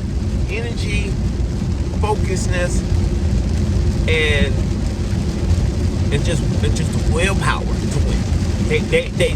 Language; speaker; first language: English; native; English